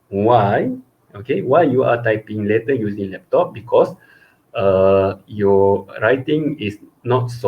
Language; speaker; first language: English; non-native, local second language; Malay